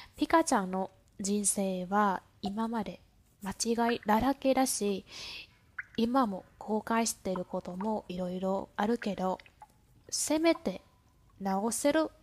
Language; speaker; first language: Japanese; non-native, fluent; Vietnamese